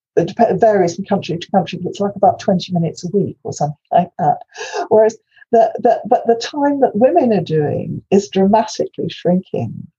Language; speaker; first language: English; non-native, local second language; Welsh